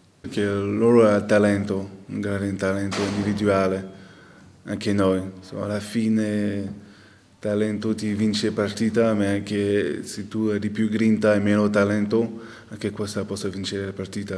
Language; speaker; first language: Italian; non-native, local second language; French